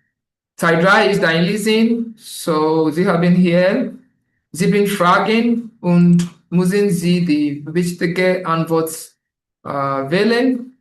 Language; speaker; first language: German; non-native, learner; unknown